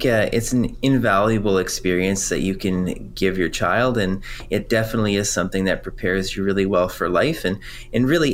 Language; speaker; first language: English; non-native, fluent; French